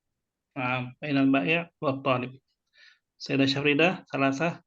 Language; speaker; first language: Arabic; non-native, fluent; Indonesian